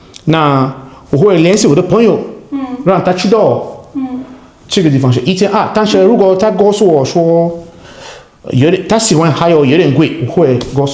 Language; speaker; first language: Chinese; non-native, learner; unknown